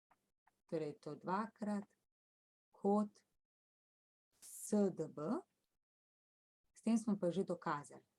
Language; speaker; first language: Slovenian; native; Slovenian